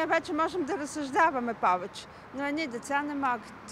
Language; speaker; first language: Bulgarian; native; Bulgarian